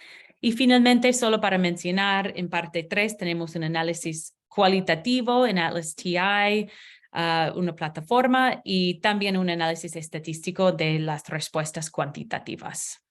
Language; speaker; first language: Spanish; non-native, learner; English